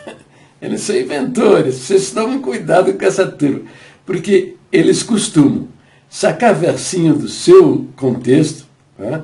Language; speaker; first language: Portuguese; native; Portuguese